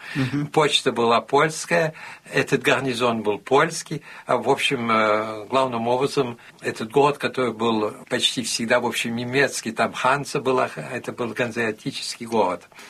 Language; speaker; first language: Russian; early bilingual, heritage; Russian